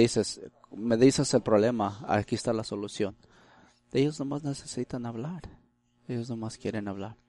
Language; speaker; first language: Spanish; early bilingual, heritage; Spanish